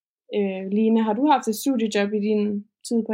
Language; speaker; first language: Danish; native; Danish